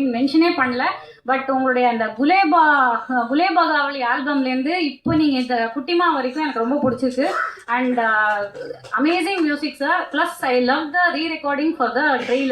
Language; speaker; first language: Tamil; native; Tamil